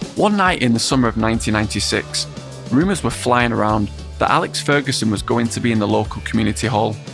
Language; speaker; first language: English; native; English